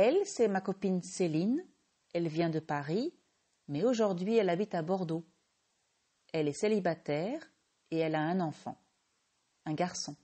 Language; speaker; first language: French; native; French